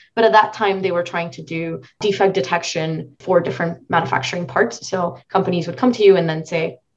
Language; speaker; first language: English; non-native, local second language; Marathi